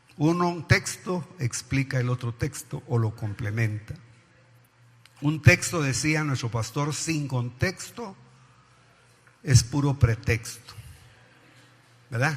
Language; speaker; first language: Spanish; native; Spanish